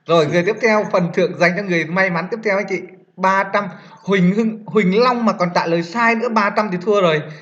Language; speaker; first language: Vietnamese; native; Vietnamese